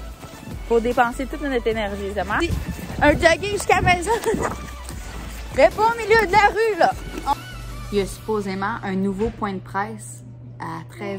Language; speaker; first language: French; native; French